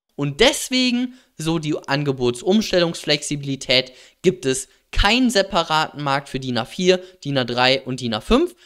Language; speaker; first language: German; native; German